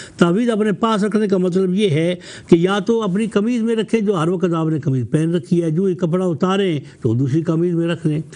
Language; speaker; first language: Urdu; non-native, local second language; Punjabi